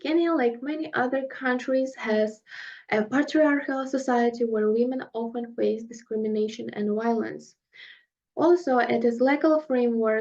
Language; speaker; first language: English; non-native, fluent; Russian